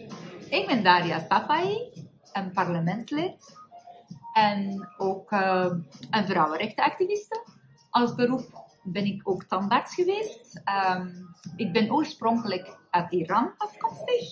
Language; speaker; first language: Dutch; non-native, fluent; Persian